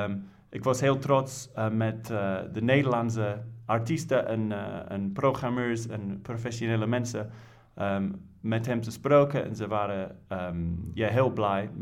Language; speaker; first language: Dutch; non-native, fluent; English